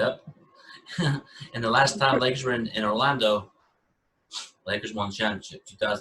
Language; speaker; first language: English; native; English